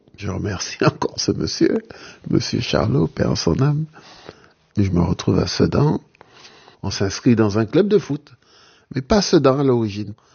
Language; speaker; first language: French; native; French